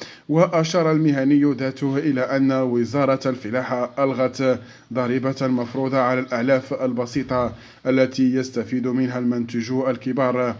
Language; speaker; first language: Arabic; native; Arabic